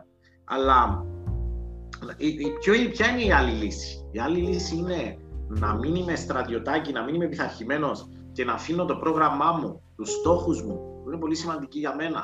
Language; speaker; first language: Greek; native; Greek